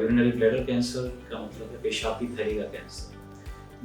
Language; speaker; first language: Hindi; native; Hindi